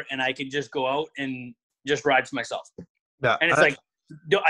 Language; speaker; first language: English; native; English